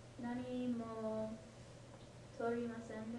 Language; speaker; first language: Japanese; non-native, learner; English